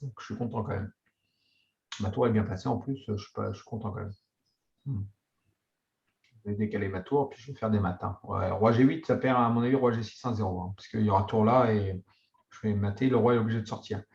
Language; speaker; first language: French; native; French